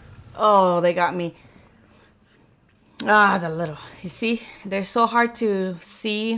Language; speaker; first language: English; native; English